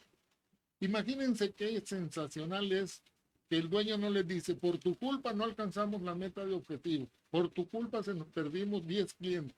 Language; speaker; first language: Spanish; native; Spanish